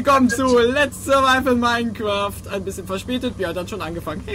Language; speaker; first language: German; native; German